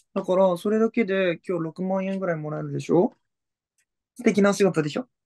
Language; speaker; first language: Japanese; native; Japanese